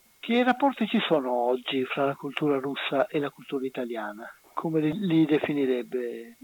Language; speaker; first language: Italian; native; Italian